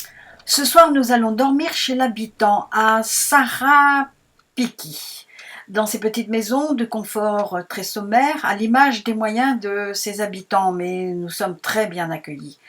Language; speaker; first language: French; native; French